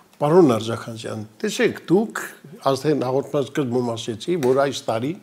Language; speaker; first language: Armenian; native; Armenian